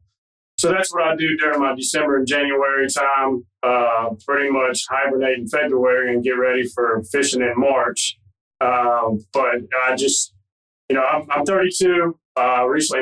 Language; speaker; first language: English; native; English